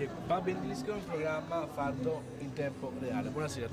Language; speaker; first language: Italian; native; Italian